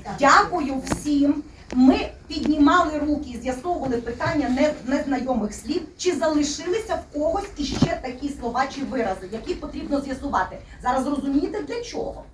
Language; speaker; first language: Ukrainian; native; Ukrainian